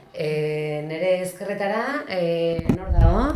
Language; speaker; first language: Basque; native; Basque